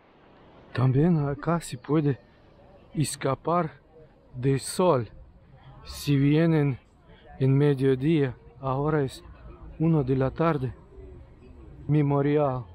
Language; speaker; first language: Spanish; non-native, learner; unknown